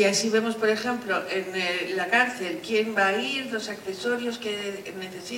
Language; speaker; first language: Spanish; native; Spanish